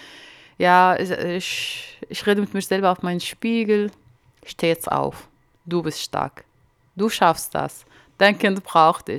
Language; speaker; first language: German; non-native, learner; Arabic